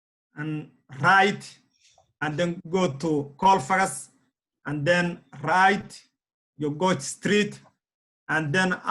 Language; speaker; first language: English; non-native, learner; Somali